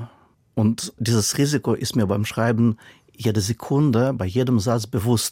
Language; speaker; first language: German; non-native, fluent; Russian